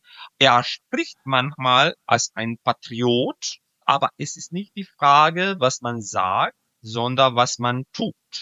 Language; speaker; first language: German; non-native, fluent; Serbian